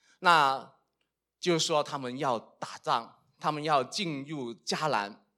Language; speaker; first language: Chinese; non-native, local second language; Cantonese